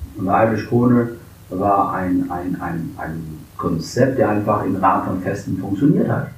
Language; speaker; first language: German; early bilingual, other home language; English